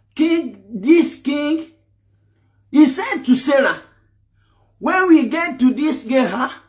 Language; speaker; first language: English; non-native, local second language; Yoruba